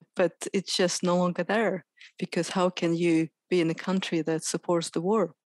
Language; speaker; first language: English; non-native, fluent; Russian